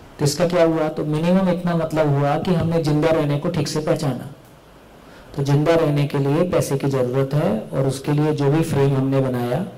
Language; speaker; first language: Hindi; native; Hindi